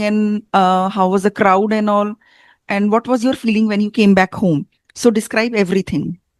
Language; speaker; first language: English; non-native, fluent; Hindi